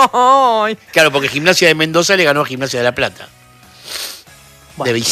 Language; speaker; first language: Spanish; native; Spanish